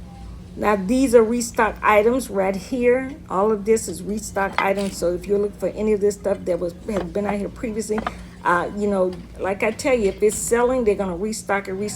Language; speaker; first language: English; native; English